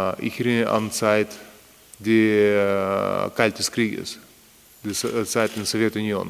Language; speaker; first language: German; non-native, learner; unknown